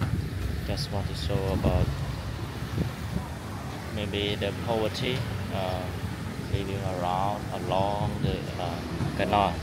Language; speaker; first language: English; non-native, learner; Khmer